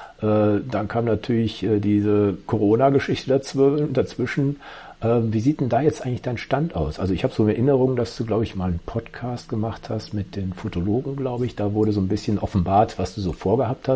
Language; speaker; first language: German; native; German